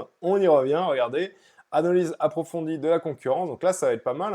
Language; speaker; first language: French; native; French